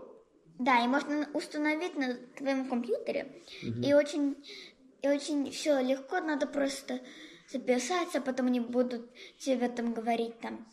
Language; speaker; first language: Russian; early bilingual, heritage; Russian